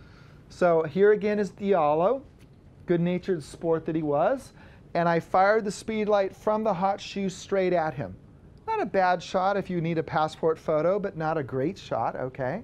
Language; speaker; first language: English; native; English